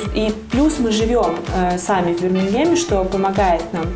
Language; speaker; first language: Russian; native; Russian